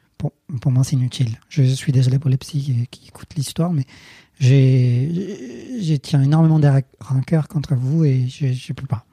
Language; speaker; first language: French; non-native, fluent; Spanish